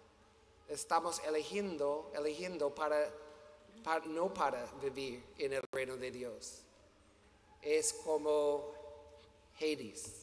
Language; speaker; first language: Spanish; non-native, learner; English